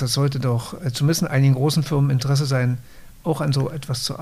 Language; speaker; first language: German; native; German